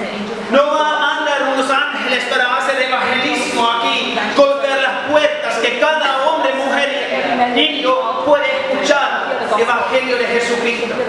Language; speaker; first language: Spanish; non-native, fluent; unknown